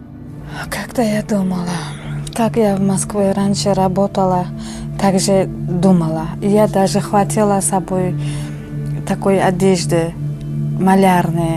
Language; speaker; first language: Russian; non-native, learner; Uzbek